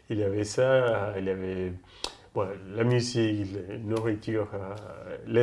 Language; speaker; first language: French; non-native, fluent; Spanish